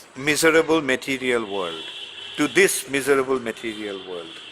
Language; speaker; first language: English; non-native, local second language; Bangla